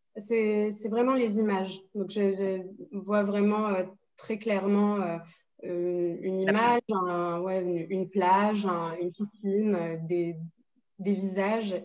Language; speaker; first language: French; native; French